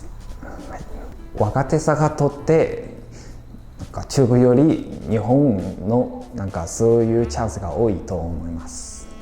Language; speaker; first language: Japanese; non-native, fluent; Chinese